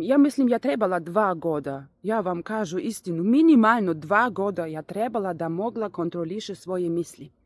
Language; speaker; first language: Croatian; non-native, learner; Russian